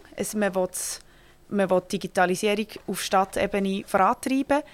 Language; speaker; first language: German; native; German